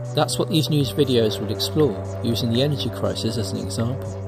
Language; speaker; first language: English; native; English